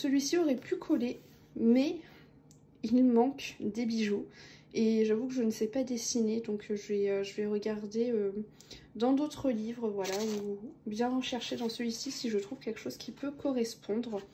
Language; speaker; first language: French; native; French